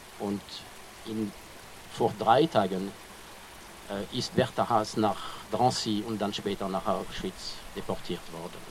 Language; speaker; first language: German; non-native, fluent; French